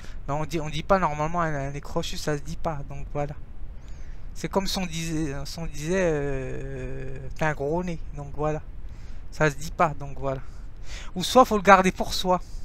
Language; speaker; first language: French; non-native, fluent; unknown